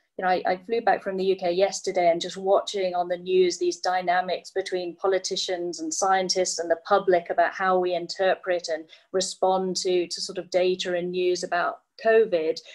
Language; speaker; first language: English; native; English